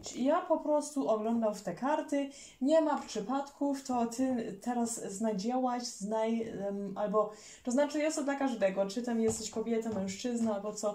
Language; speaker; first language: Polish; early bilingual, heritage; German